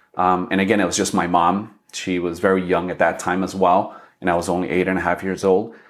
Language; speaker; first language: English; early bilingual, other home language; Spanish